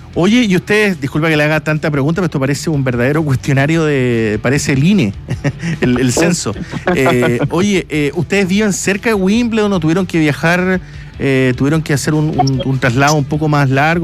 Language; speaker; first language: Spanish; native; Spanish